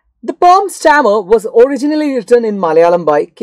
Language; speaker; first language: English; non-native, local second language; Malayalam